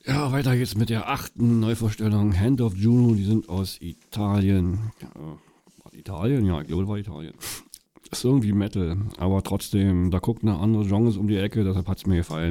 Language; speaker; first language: German; native; German